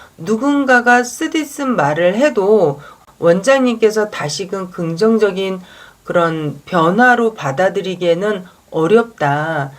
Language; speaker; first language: Korean; native; Korean